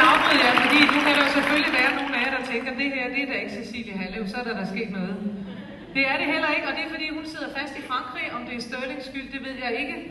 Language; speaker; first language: Danish; native; Danish